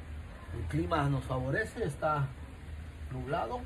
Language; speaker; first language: Spanish; native; Spanish